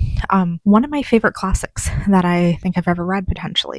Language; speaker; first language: English; native; English